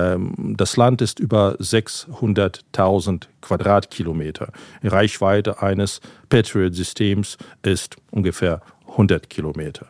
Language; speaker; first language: German; non-native, fluent; Ukrainian